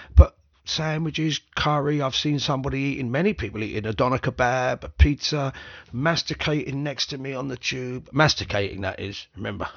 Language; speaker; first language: English; native; English